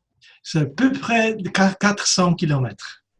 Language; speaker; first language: French; non-native, fluent; Polish